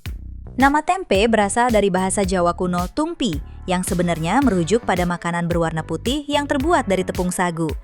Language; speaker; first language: Indonesian; native; Indonesian